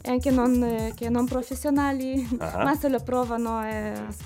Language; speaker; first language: Italian; non-native, learner; Lithuanian